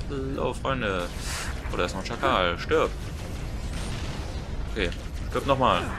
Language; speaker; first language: German; native; German